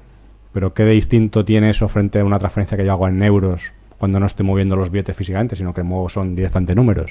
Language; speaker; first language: Spanish; native; Spanish